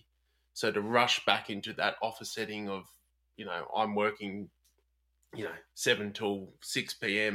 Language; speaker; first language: English; native; English